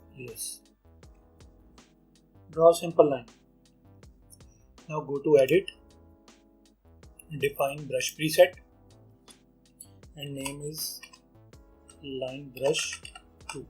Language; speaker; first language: English; non-native, local second language; Hindi